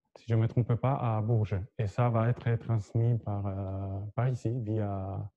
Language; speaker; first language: French; non-native, fluent; Spanish